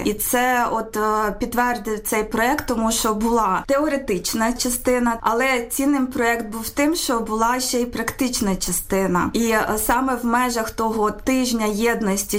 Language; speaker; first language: Ukrainian; native; Ukrainian